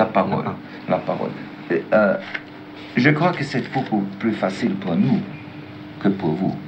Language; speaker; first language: French; non-native, learner; German